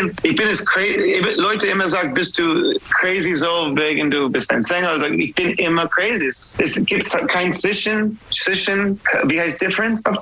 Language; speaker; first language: German; non-native, fluent; English